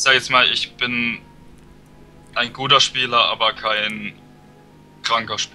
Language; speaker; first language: German; native; German